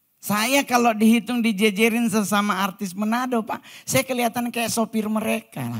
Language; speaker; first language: Indonesian; native; Indonesian